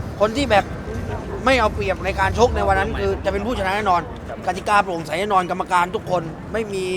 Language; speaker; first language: Thai; native; Thai